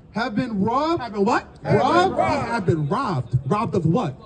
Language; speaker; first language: English; native; English